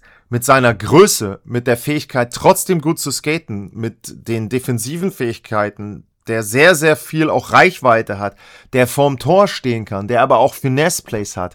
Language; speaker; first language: German; native; German